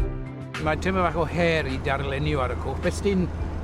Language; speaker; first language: Welsh; native; Welsh